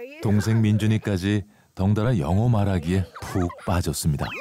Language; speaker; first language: Korean; native; Korean